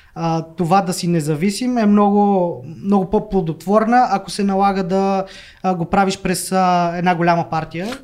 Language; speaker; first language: Bulgarian; native; Bulgarian